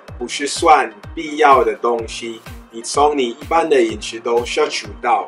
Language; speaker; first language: Chinese; non-native, fluent; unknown